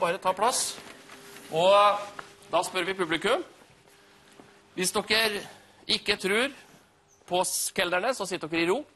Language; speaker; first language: Norwegian; native; Norwegian